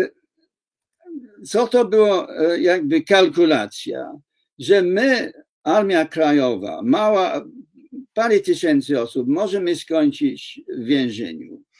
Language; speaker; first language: Polish; non-native, fluent; English